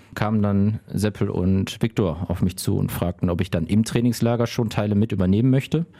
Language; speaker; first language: German; native; German